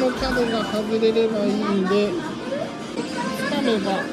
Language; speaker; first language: Japanese; native; Japanese